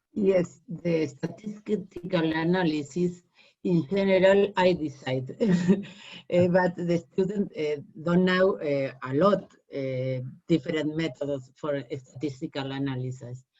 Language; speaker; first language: English; non-native, learner; Spanish